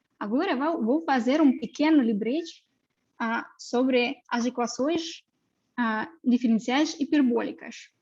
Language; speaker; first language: Portuguese; non-native, fluent; Russian